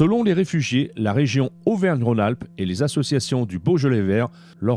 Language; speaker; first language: French; native; French